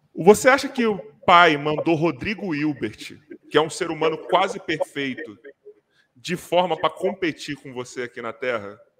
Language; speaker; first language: Portuguese; native; Portuguese